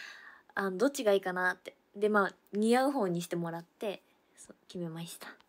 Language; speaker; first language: Japanese; native; Japanese